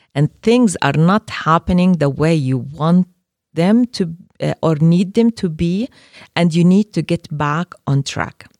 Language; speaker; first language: English; non-native, fluent; Arabic